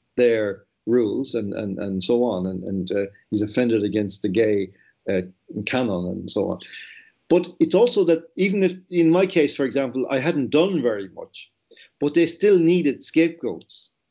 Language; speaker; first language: English; native; English